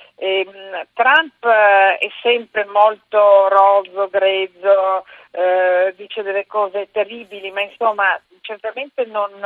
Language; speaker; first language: Italian; native; Italian